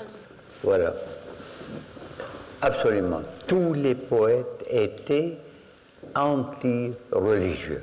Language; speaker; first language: French; non-native, fluent; Arabic